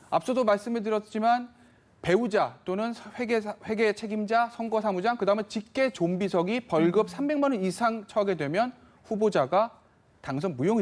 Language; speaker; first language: Korean; native; Korean